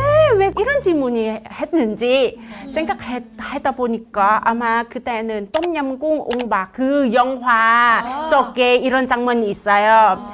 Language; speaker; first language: Korean; non-native, learner; Thai